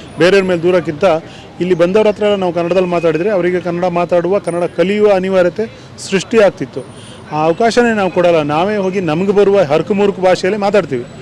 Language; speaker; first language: Kannada; native; Kannada